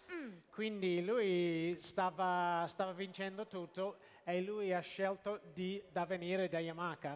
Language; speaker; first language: Italian; non-native, fluent; Japanese